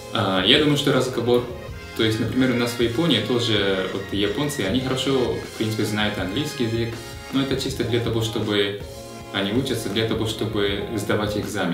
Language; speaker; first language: Russian; non-native, fluent; Japanese